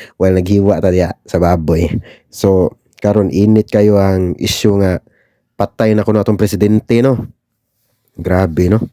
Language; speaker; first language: Cebuano; native; Cebuano